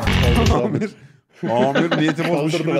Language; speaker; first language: Turkish; native; Turkish